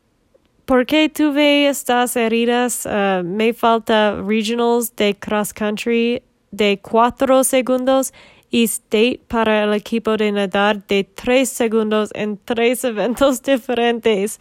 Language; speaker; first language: Spanish; non-native, learner; English